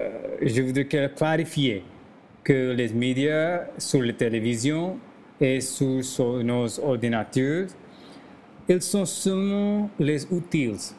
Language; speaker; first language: French; non-native, learner; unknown